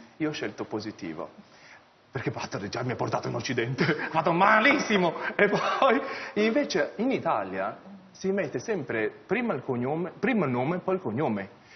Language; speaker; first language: Italian; early bilingual, other home language; Chinese